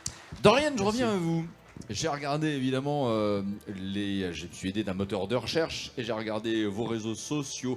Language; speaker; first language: French; native; French